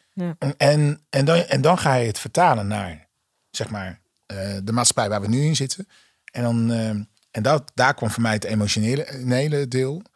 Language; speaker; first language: Dutch; native; Dutch